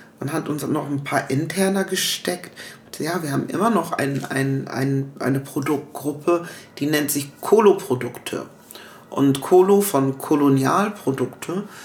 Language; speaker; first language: German; early bilingual, other home language; English